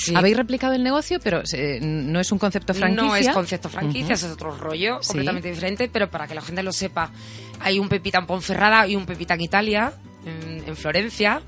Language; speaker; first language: Spanish; native; Spanish